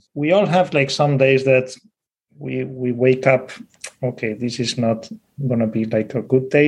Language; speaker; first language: English; non-native, fluent; Spanish